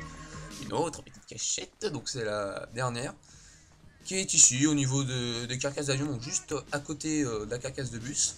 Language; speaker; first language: French; native; French